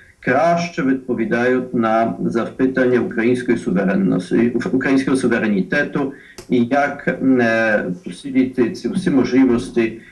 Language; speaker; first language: Ukrainian; non-native, fluent; Polish